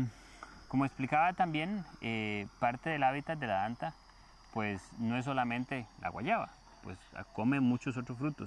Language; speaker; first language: Spanish; native; Spanish